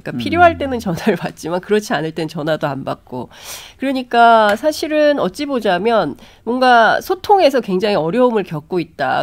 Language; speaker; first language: Korean; native; Korean